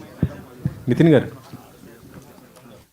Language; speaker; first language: Telugu; native; Telugu